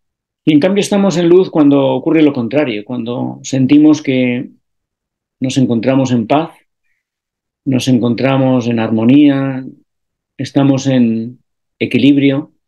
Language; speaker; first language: Spanish; native; Spanish